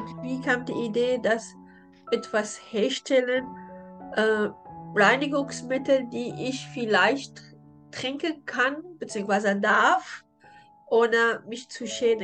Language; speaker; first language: German; non-native, learner; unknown